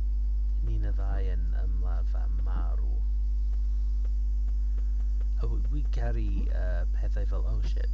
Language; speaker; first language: Welsh; non-native, learner; English